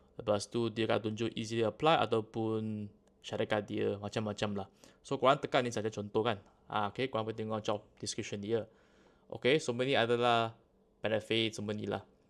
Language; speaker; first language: Malay; native; Malay